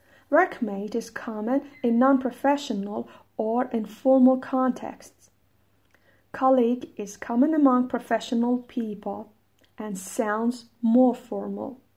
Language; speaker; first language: English; non-native, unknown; Persian